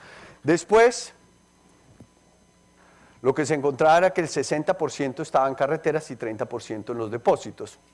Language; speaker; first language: Spanish; native; Spanish